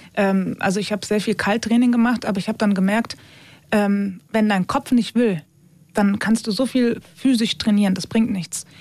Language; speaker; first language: German; early bilingual, other home language; Turkish